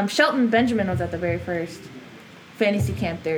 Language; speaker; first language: English; early bilingual, other home language; Spanish